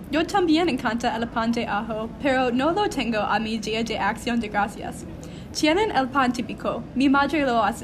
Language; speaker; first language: Spanish; non-native, learner; English